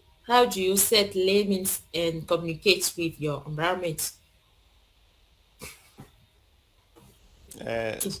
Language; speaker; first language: English; non-native, learner; French